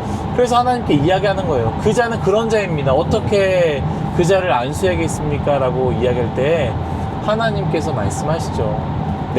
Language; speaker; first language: Korean; native; Korean